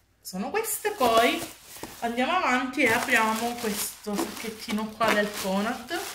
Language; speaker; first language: Italian; native; Italian